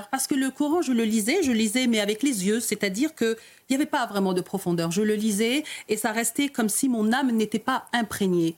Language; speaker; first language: French; early bilingual, other home language; Arabic